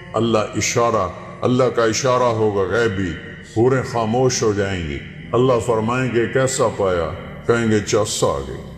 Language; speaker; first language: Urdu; non-native, local second language; Punjabi